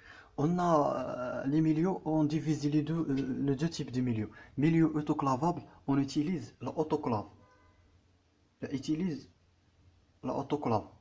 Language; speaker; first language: French; non-native, learner; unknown